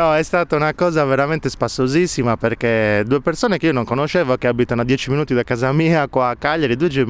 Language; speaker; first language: Italian; native; Italian